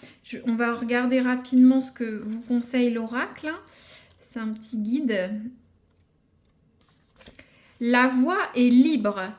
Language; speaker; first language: French; native; French